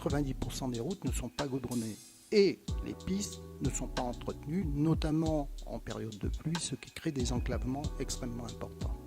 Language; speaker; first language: French; native; French